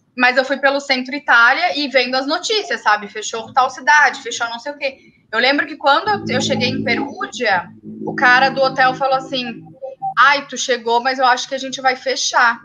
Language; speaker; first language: Portuguese; native; Portuguese